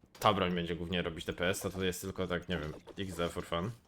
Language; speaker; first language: Polish; native; Polish